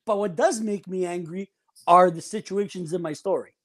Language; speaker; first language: English; early bilingual, other home language; Italian